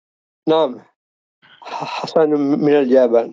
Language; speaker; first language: Arabic; non-native, learner; Tamil